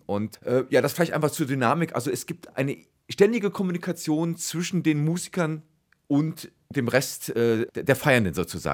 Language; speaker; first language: German; native; German